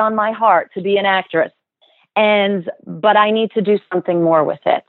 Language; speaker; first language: English; native; English